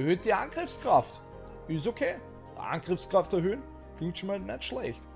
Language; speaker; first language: German; native; German